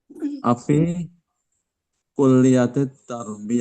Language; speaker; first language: Arabic; non-native, learner; Indonesian